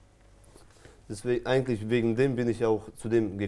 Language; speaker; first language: German; non-native, fluent; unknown